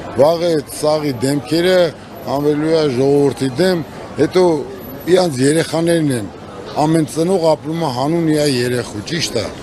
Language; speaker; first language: Armenian; native; Armenian